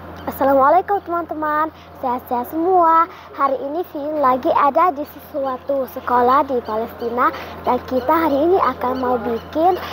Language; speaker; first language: Indonesian; early bilingual, heritage; Indonesian